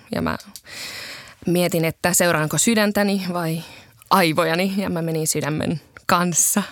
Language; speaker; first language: Finnish; native; Finnish